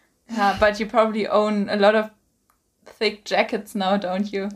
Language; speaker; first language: English; non-native, fluent; German